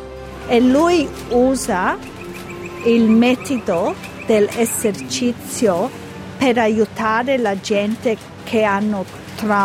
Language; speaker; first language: Italian; early bilingual, heritage; Italian